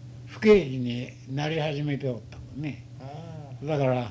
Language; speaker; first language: Japanese; native; Japanese